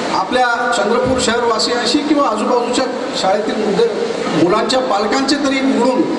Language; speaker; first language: Marathi; native; Marathi